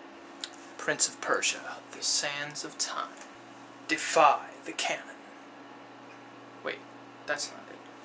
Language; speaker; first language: English; native; English